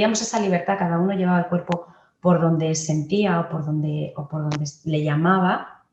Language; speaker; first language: Spanish; native; Spanish